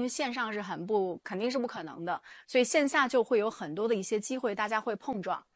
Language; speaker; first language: Chinese; native; Chinese